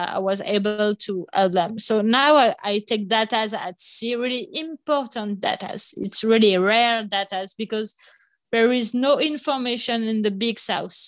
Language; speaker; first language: English; non-native, fluent; French